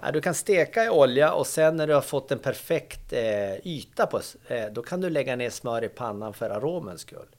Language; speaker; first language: Swedish; native; Swedish